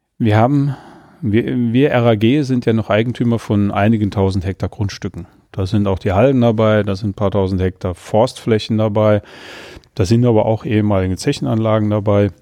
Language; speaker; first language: German; native; German